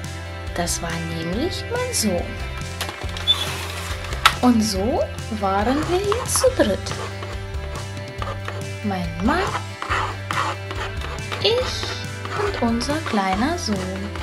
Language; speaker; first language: German; early bilingual, other home language; Russian